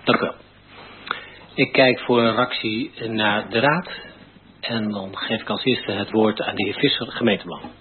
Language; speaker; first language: Dutch; native; Dutch